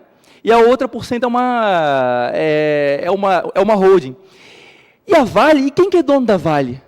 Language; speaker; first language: Portuguese; native; Portuguese